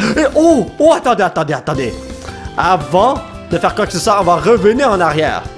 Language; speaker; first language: French; native; French